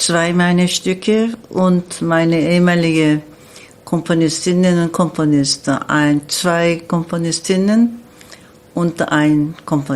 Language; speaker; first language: German; non-native, learner; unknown